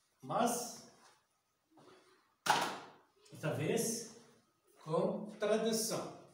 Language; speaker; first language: Portuguese; non-native, learner; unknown